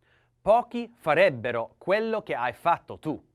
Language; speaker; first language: Italian; non-native, learner; English